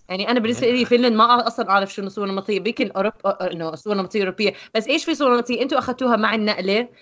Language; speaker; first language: Arabic; native; Arabic